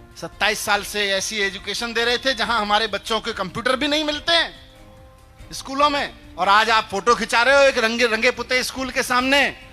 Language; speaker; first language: Hindi; native; Hindi